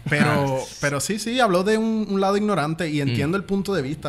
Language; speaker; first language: Spanish; native; Spanish